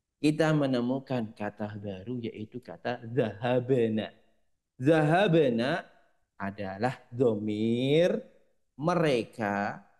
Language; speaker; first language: Indonesian; native; Indonesian